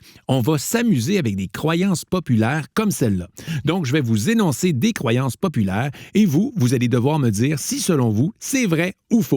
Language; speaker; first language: French; native; French